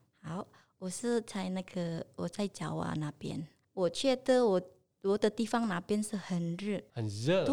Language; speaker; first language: Chinese; non-native, learner; Indonesian